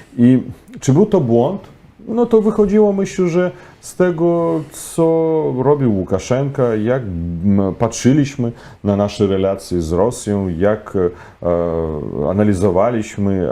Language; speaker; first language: Polish; non-native, fluent; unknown